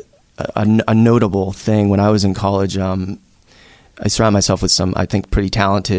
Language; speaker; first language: English; native; English